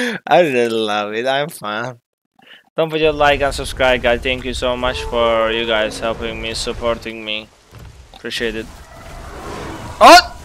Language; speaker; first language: English; non-native, learner; Azerbaijani